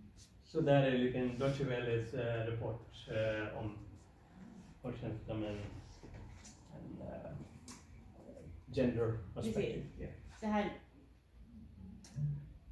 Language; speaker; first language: Swedish; non-native, learner; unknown